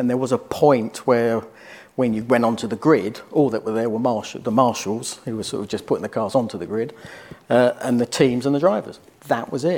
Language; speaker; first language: English; native; English